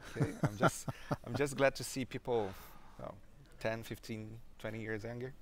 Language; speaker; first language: English; non-native, fluent; Portuguese